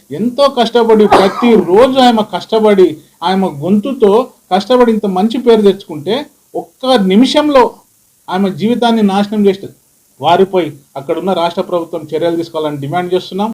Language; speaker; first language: Telugu; non-native, local second language; Lambadi